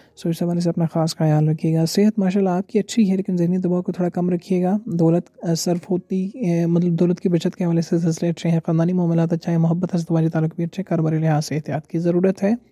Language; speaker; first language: Urdu; native; Urdu